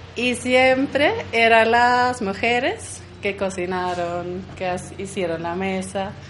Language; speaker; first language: Spanish; non-native, fluent; Swedish